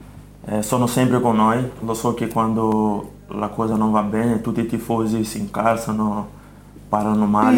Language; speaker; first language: Italian; non-native, fluent; Portuguese